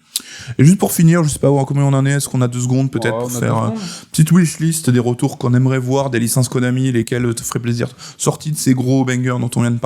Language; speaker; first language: French; native; French